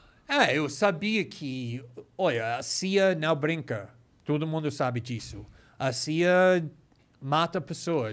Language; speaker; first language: Portuguese; non-native, fluent; English